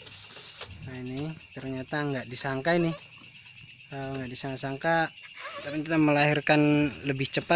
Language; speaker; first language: Indonesian; native; Indonesian